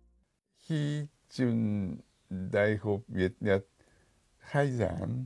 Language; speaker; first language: Vietnamese; non-native, fluent; Japanese